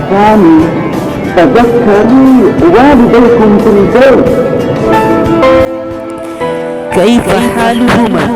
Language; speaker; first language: Arabic; non-native, learner; Indonesian